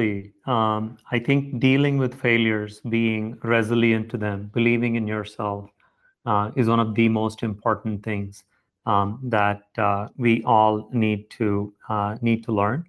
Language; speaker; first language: English; non-native, local second language; Tamil